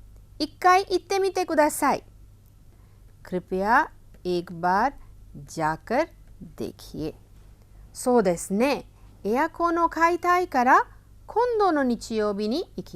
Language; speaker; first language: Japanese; non-native, fluent; Hindi